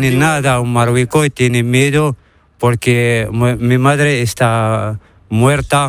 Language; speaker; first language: Spanish; non-native, learner; Arabic